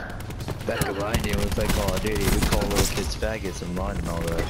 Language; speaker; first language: English; native; English